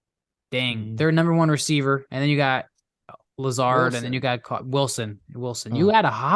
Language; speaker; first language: English; native; English